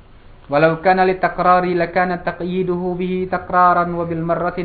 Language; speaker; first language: Arabic; non-native, fluent; Indonesian